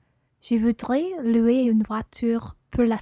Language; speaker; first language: French; non-native, learner; English